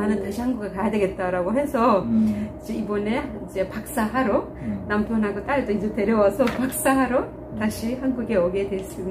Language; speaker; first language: Korean; non-native, fluent; Turkish